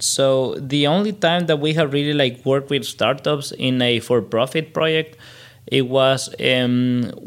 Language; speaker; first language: English; non-native, fluent; Spanish